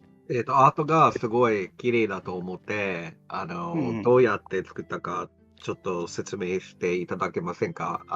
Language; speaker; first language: Japanese; non-native, fluent; English